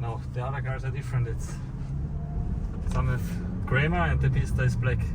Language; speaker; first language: English; non-native, fluent; German